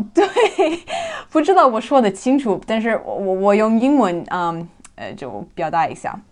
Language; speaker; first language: Chinese; non-native, learner; English